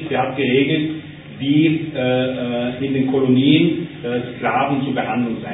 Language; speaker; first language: German; native; German